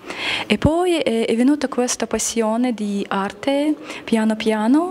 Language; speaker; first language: Italian; non-native, learner; Russian